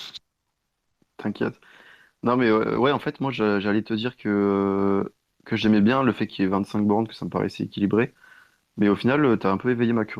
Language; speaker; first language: French; native; French